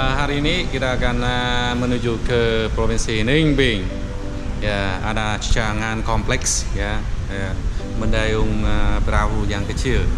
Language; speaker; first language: Indonesian; non-native, learner; Vietnamese